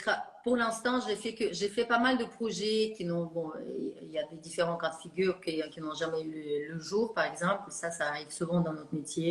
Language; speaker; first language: French; non-native, fluent; Russian